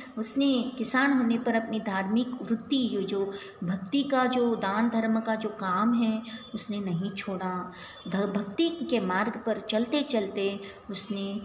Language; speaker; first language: Hindi; non-native, local second language; Kannada